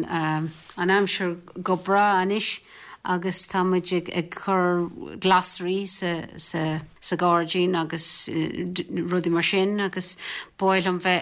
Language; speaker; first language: Irish; non-native, local second language; English